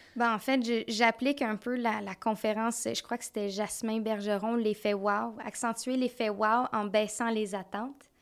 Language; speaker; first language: French; native; French